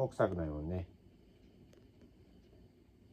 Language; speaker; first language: Japanese; native; Japanese